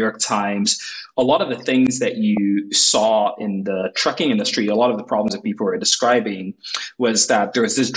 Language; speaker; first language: English; non-native, local second language; Igbo